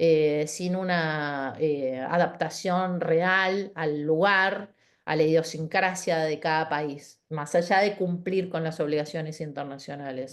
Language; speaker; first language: Spanish; native; Spanish